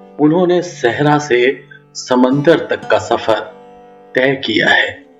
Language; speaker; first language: Hindi; native; Hindi